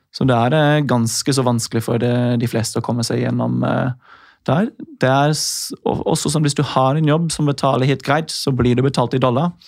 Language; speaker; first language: Norwegian; non-native, fluent; English